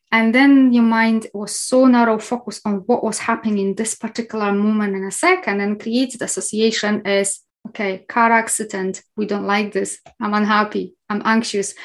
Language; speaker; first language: English; non-native, fluent; Polish